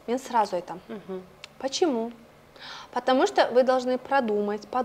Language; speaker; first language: Russian; non-native, local second language; Kazakh